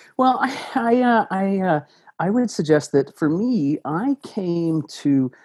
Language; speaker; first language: English; native; English